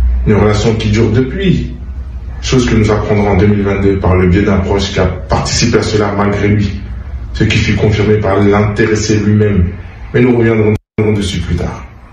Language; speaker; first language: French; native; French